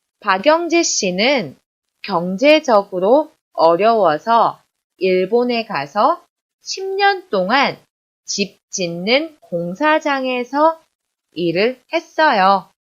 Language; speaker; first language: Korean; non-native, fluent; Chinese